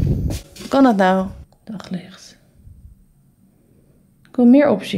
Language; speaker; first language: Dutch; native; Dutch